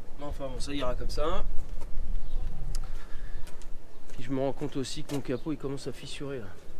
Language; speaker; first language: French; native; French